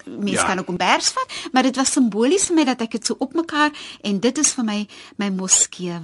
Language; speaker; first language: Afrikaans; native; Afrikaans